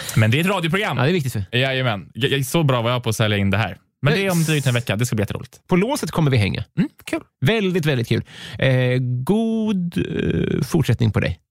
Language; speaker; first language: Swedish; native; Swedish